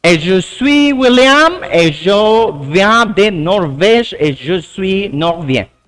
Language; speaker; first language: French; non-native, learner; Spanish